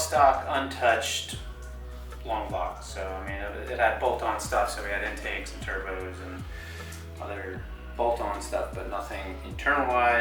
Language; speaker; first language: English; native; English